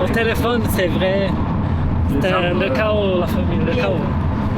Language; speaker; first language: French; non-native, fluent; Portuguese